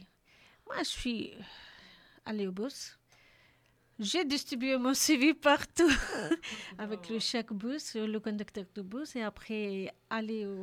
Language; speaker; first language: French; non-native, learner; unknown